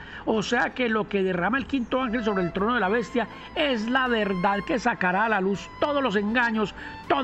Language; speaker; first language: Spanish; native; Spanish